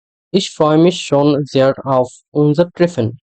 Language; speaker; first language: German; non-native, fluent; Bangla